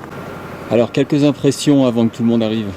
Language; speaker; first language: French; native; French